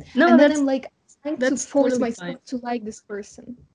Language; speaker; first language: English; non-native, fluent; Kazakh